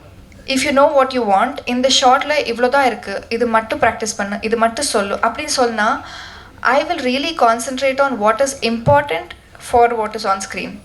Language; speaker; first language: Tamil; non-native, learner; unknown